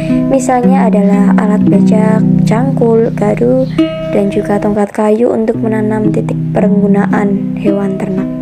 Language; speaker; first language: Indonesian; native; Indonesian